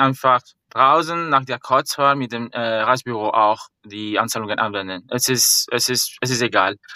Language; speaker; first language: German; non-native, fluent; Spanish